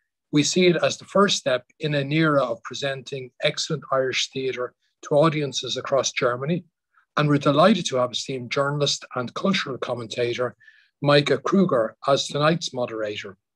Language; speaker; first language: English; native; English